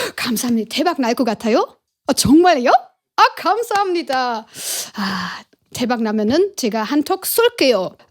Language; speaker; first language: Korean; non-native, fluent; German